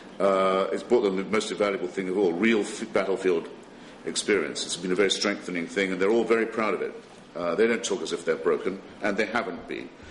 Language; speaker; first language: English; native; English